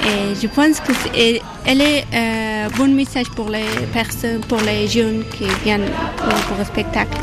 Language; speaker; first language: French; non-native, learner; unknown